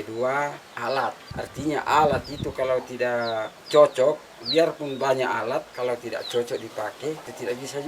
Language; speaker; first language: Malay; non-native, local second language; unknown